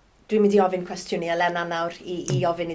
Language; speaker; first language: Welsh; native; Welsh